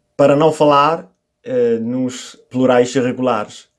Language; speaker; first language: Portuguese; non-native, fluent; Italian